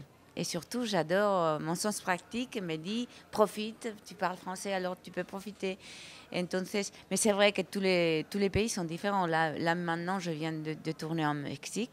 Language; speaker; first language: French; non-native, fluent; Spanish